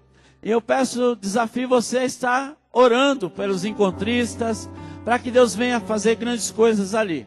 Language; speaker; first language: Portuguese; native; Portuguese